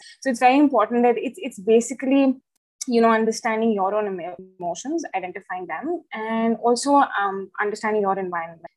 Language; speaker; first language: English; non-native, local second language; Hindi